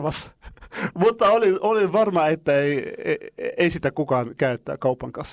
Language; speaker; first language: Finnish; non-native, fluent; Arabic